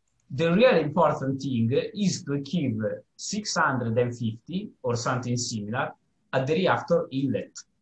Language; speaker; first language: English; non-native, fluent; Italian